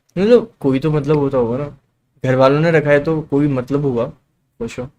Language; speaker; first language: Hindi; native; Hindi